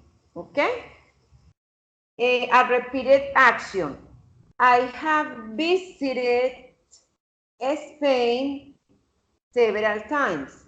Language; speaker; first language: English; non-native, fluent; Spanish